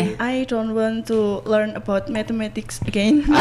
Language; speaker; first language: English; non-native, learner; Indonesian